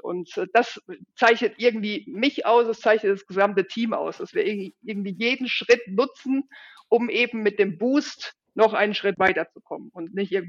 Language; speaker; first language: German; native; German